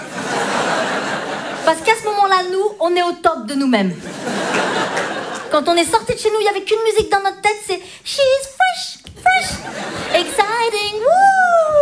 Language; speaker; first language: French; native; French